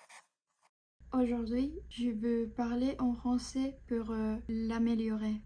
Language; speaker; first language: French; non-native, fluent; Japanese